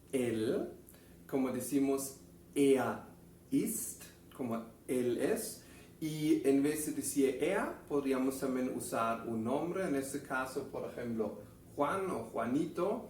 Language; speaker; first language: Spanish; non-native, fluent; German